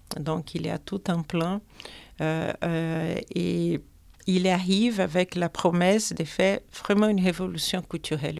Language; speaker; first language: French; non-native, fluent; Portuguese